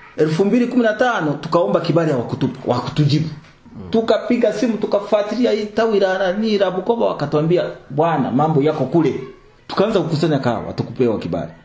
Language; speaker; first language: Swahili; non-native, local second language; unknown